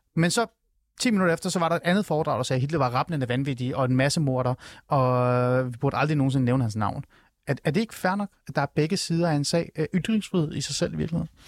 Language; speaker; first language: Danish; early bilingual, other home language; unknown